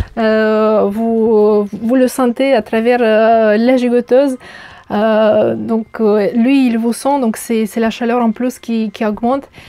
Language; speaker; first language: French; non-native, fluent; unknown